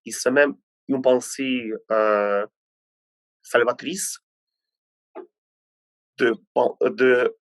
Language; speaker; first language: French; non-native, fluent; Ukrainian